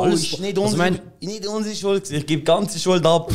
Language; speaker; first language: German; native; German